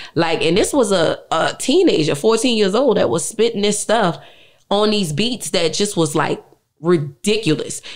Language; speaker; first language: English; native; English